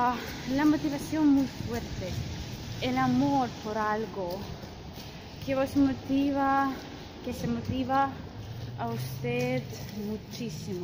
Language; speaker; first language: Spanish; non-native, fluent; Russian